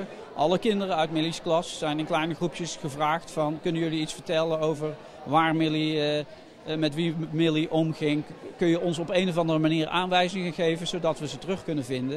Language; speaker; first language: Dutch; native; Dutch